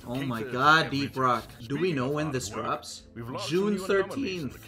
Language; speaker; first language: English; native; English